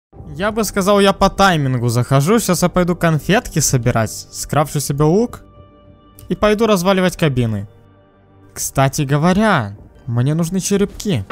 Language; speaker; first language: Russian; native; Russian